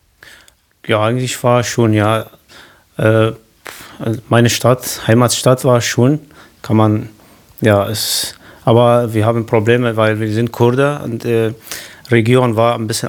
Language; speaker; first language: German; non-native, learner; Kurdish